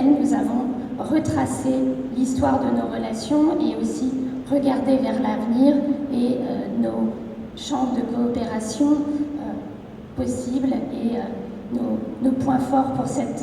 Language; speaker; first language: French; native; French